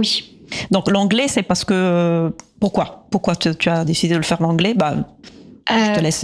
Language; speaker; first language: French; native; French